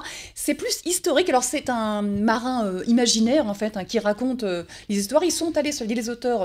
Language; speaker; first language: French; native; French